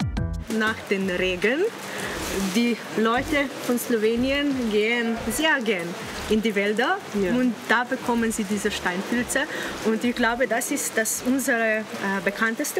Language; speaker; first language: German; non-native, learner; Slovenian